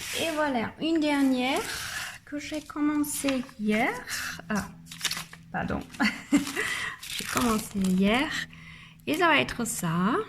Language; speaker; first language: French; non-native, learner; German